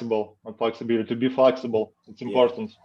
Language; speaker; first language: English; non-native, learner; Russian